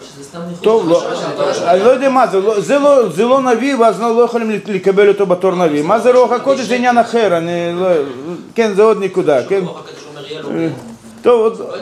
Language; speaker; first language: Hebrew; non-native, fluent; Russian